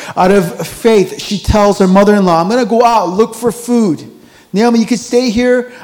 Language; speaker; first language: English; early bilingual, other home language; Korean